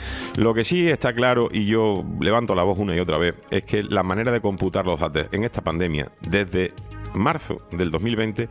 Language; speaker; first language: Spanish; native; Spanish